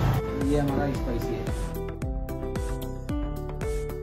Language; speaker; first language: Hindi; non-native, learner; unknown